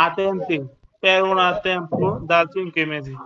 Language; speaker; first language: Italian; non-native, learner; Bangla